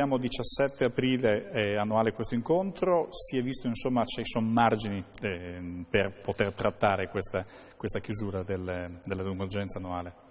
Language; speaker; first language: Italian; native; Italian